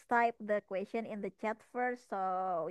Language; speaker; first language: English; non-native, learner; Indonesian